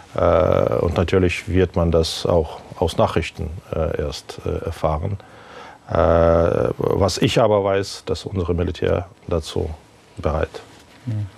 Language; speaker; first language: German; non-native, fluent; Ukrainian